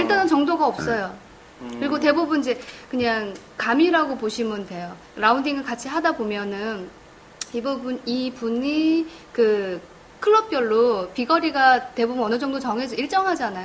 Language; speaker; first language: Korean; native; Korean